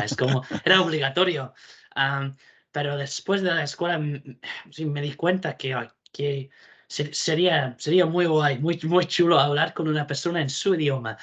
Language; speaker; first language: Spanish; non-native, fluent; English